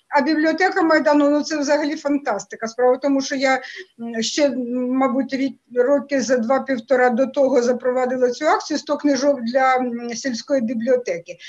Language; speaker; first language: Ukrainian; native; Ukrainian